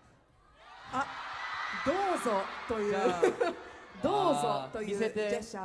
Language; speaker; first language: Japanese; native; Japanese